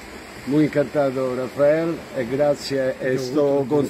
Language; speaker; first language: Spanish; non-native, learner; Italian